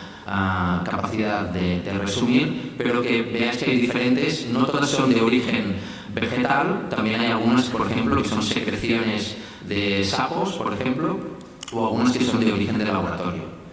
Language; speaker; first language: Spanish; native; Spanish